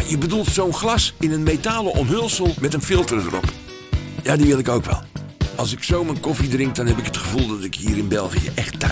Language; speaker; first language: Dutch; native; Dutch